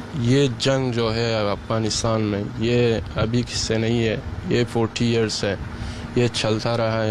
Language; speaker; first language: Hindi; non-native, learner; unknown